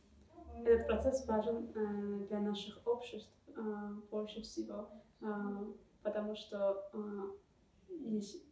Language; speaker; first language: Russian; non-native, fluent; Georgian